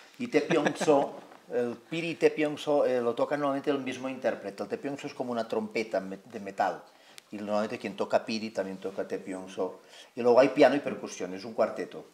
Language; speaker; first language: Spanish; non-native, local second language; Catalan